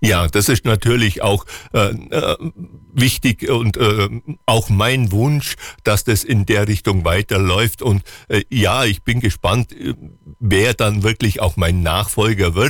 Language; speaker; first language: German; native; German